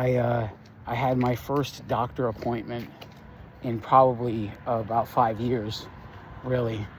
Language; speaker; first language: English; native; English